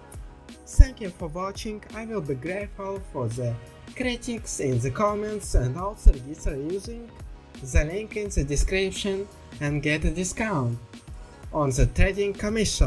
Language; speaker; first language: English; non-native, learner; Russian